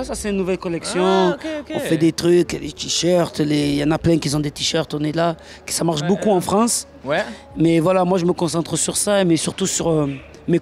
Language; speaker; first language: French; native; French